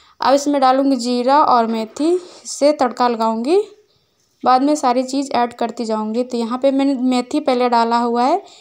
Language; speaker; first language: Hindi; native; Hindi